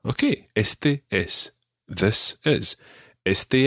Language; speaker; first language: Spanish; non-native, fluent; English